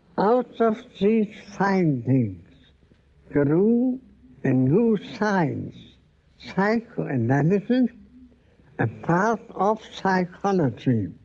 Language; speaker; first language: English; non-native, fluent; German